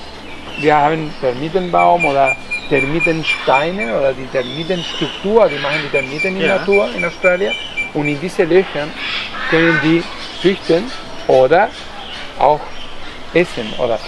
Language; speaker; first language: German; non-native, fluent; Spanish